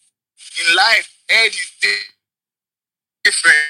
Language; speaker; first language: English; non-native, local second language; Yoruba